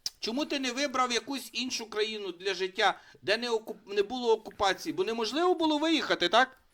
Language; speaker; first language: Ukrainian; native; Ukrainian